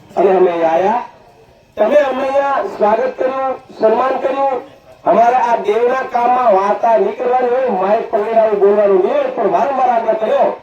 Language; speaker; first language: Gujarati; non-native, local second language; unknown